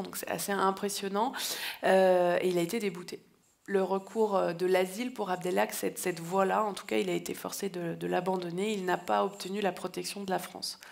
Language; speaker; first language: French; native; French